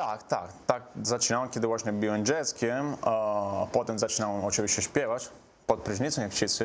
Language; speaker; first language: Polish; non-native, learner; Italian